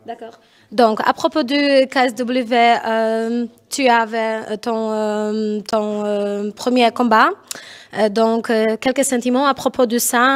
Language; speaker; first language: French; non-native, learner; Polish